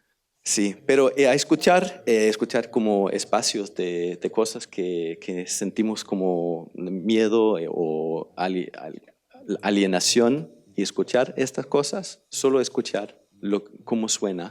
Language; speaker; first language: Spanish; non-native, learner; Danish